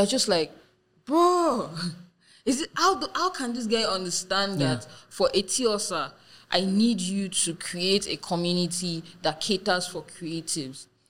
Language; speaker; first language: English; non-native, local second language; Yoruba